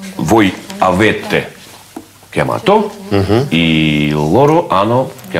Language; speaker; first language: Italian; non-native, learner; Russian